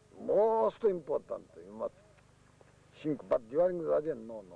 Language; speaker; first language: English; non-native, learner; Japanese